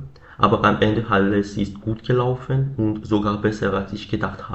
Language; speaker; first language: German; non-native, learner; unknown